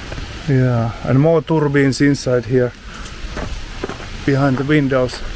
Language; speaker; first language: English; non-native, learner; Finnish